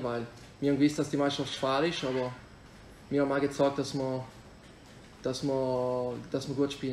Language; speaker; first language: German; non-native, local second language; Italian